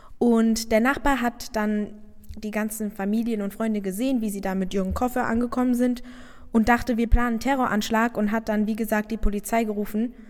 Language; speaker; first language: German; non-native, fluent; Persian